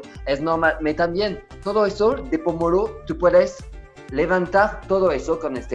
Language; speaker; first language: Spanish; non-native, learner; French